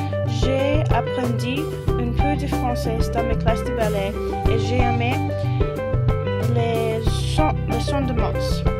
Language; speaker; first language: French; non-native, learner; English